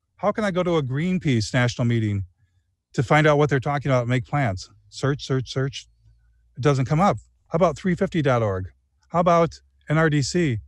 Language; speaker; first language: English; native; English